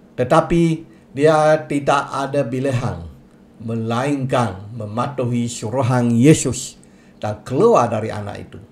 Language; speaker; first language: Malay; non-native, local second language; Chinese